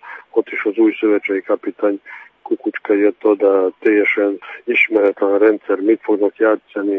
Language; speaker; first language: Hungarian; non-native, fluent; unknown